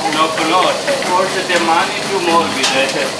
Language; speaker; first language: Italian; non-native, learner; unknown